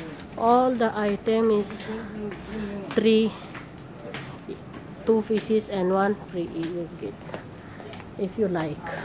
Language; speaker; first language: English; non-native, local second language; Filipino